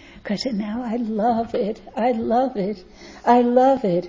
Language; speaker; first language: English; native; English